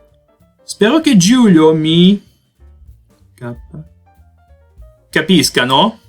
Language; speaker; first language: Italian; non-native, learner; Portuguese